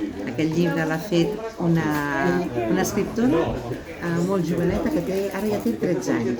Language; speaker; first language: Catalan; native; Catalan